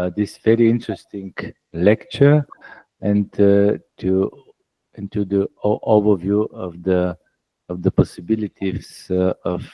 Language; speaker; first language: English; non-native, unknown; Bulgarian